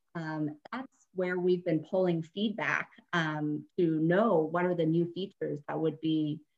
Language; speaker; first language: English; native; English